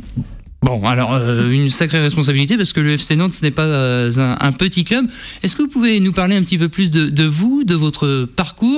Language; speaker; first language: French; native; French